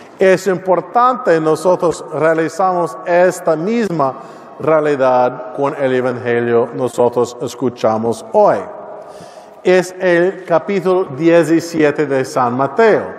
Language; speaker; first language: Spanish; non-native, learner; English